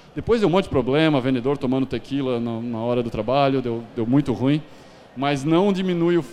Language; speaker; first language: Portuguese; native; Portuguese